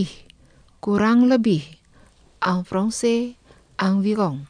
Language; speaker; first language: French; non-native, fluent; Indonesian